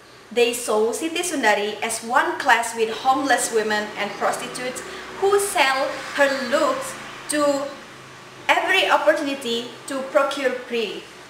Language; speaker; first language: English; non-native, learner; Indonesian